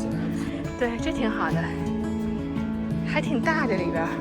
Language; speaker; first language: Chinese; native; Chinese